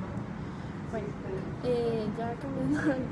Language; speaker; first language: Spanish; native; Spanish